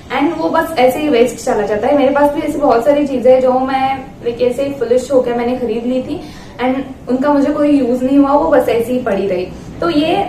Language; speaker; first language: Hindi; non-native, local second language; Marathi